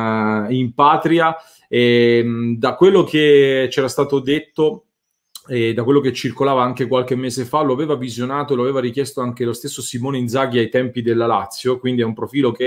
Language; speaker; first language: Italian; native; Italian